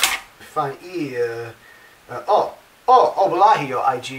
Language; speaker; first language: Chinese; non-native, learner; English